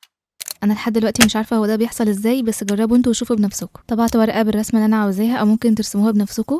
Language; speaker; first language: Arabic; native; Arabic